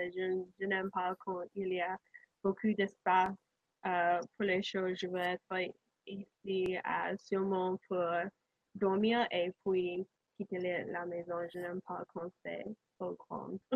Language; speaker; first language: French; non-native, learner; English